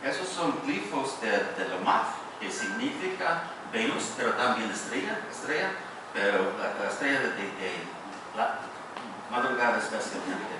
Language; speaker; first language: Spanish; non-native, fluent; English